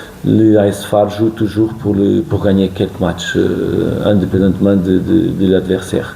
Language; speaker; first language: French; non-native, fluent; Portuguese